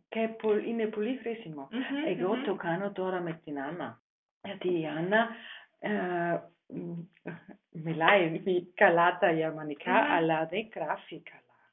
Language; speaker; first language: Greek; non-native, fluent; German